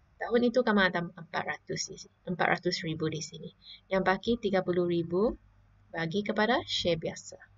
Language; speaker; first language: Malay; non-native, local second language; Chinese